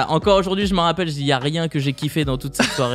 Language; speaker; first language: French; native; French